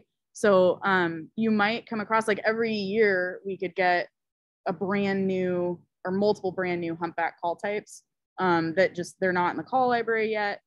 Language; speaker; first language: English; native; English